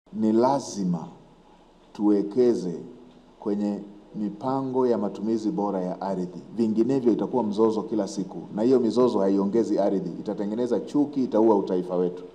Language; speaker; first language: Swahili; native; Swahili